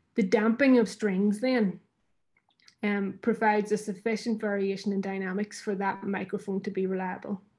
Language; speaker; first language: English; native; English